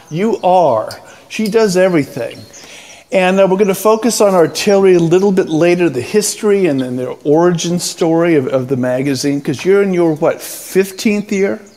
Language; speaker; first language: English; native; English